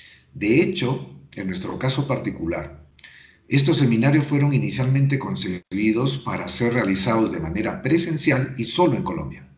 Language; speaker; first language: Spanish; native; Spanish